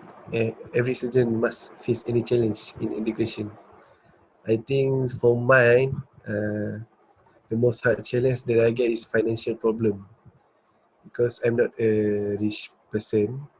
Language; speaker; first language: English; non-native, learner; Malay